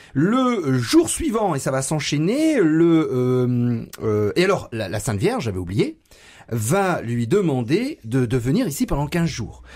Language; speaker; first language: French; native; French